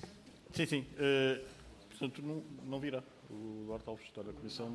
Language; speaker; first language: Portuguese; native; Portuguese